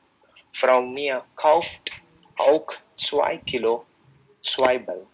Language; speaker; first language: German; non-native, learner; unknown